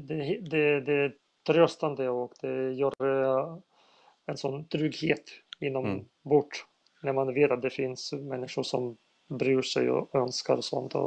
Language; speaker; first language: Swedish; non-native, fluent; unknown